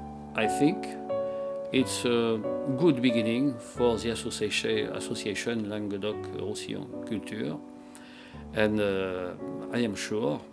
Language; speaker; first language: English; non-native, learner; French